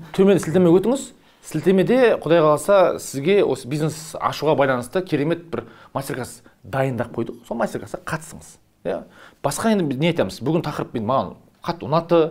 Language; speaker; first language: Kazakh; native; Kazakh